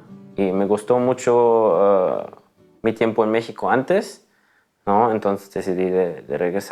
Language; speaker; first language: Spanish; non-native, fluent; German